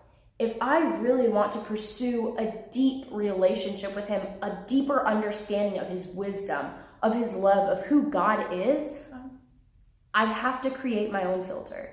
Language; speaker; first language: English; native; English